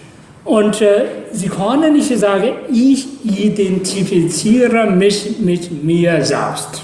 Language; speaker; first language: German; non-native, fluent; Chinese